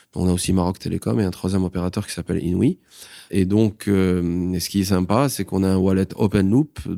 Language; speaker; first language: French; non-native, local second language; Arabic